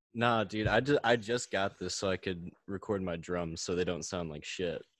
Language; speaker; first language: English; native; English